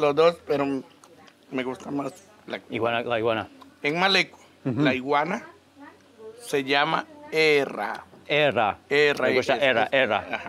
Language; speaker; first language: Spanish; non-native, local second language; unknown